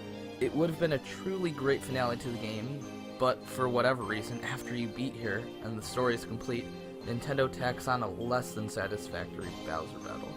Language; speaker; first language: English; native; English